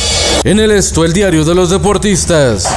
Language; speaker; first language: Spanish; native; Spanish